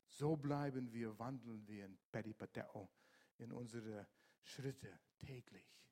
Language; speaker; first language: German; non-native, fluent; English